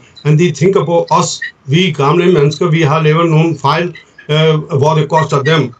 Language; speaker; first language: Danish; non-native, fluent; Urdu